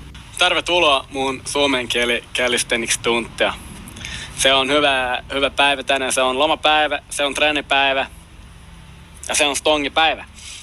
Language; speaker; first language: Finnish; non-native, local second language; Swedish